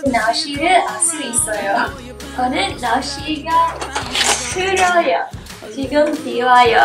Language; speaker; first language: Korean; non-native, learner; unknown